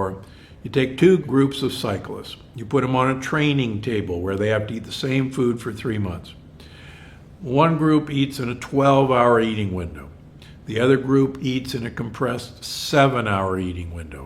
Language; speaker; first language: English; native; English